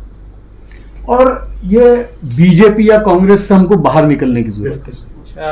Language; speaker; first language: Hindi; native; Hindi